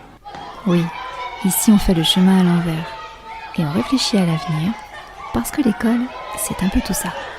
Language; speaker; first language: French; native; French